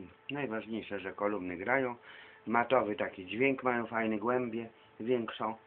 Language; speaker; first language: Polish; native; Polish